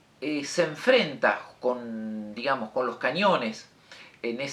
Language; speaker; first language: Spanish; native; Spanish